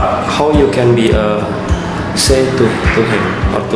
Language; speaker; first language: English; non-native, learner; Indonesian